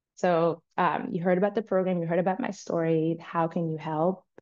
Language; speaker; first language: English; native; English